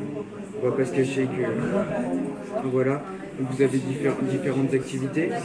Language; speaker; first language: French; native; French